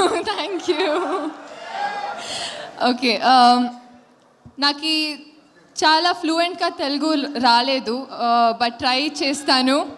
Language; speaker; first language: Telugu; non-native, learner; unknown